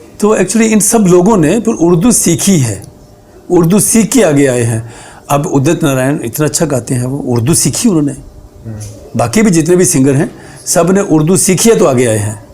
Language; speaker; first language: Urdu; native; Urdu